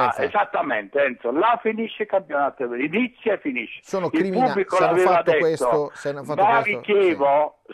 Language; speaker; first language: Italian; native; Italian